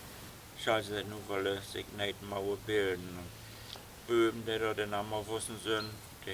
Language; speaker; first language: German; non-native, local second language; Low German